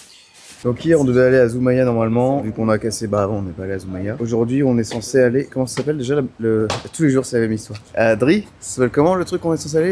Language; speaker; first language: French; native; French